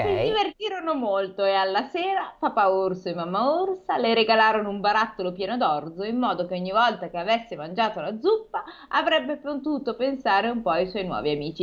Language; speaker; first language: Italian; native; Italian